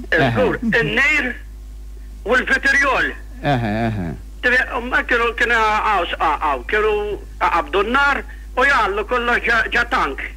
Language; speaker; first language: Maltese; native; Maltese